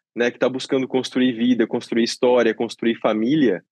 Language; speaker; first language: Portuguese; native; Portuguese